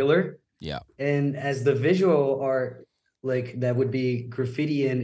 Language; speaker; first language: English; non-native, fluent; Portuguese